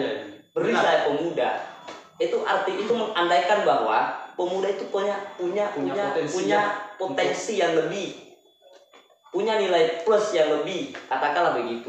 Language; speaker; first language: Indonesian; native; Indonesian